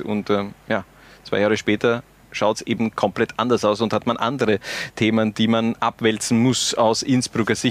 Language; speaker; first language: German; native; German